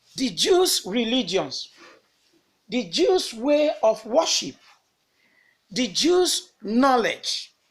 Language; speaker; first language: English; non-native, local second language; Yoruba